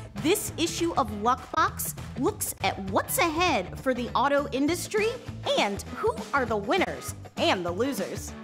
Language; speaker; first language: English; native; English